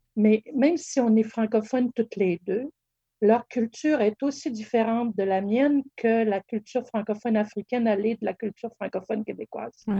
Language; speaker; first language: French; native; French